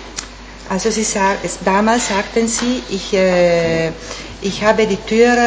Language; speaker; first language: German; non-native, fluent; Italian